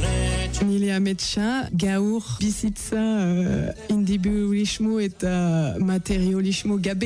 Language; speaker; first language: Basque; non-native, learner; French